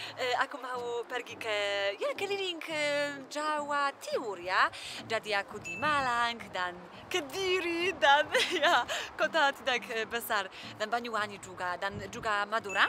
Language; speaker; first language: Indonesian; non-native, learner; Polish